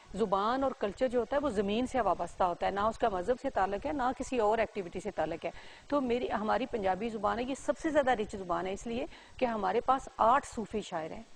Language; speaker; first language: Urdu; non-native, local second language; Punjabi